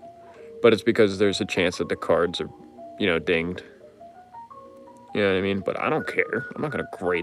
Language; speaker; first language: English; native; English